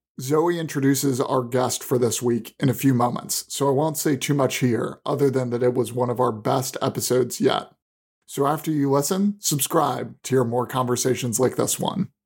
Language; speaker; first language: English; native; English